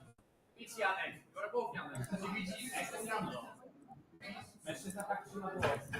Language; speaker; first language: Polish; native; Polish